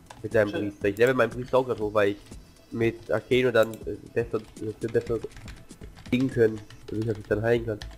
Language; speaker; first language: German; native; German